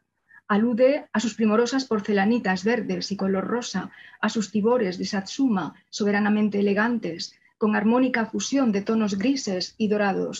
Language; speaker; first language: Spanish; native; Spanish